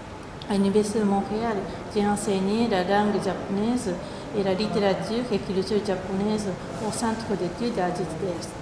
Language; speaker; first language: French; non-native, fluent; Japanese